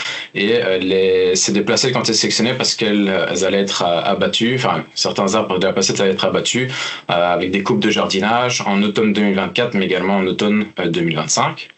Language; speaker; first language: French; native; French